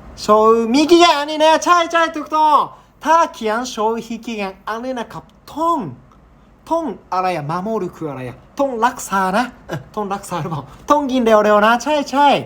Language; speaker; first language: Thai; non-native, learner; Japanese